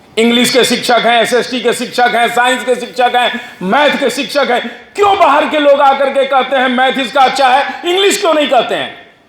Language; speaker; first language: Hindi; non-native, local second language; Bhojpuri